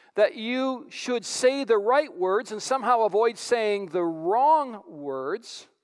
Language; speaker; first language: English; native; English